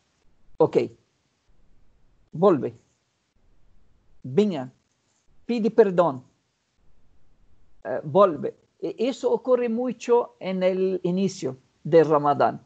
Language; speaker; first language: Spanish; non-native, fluent; Portuguese